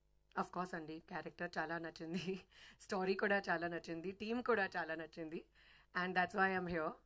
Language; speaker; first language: Telugu; non-native, fluent; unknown